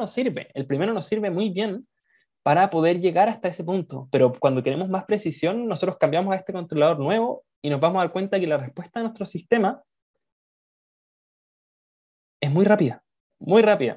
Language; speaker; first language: Spanish; native; Spanish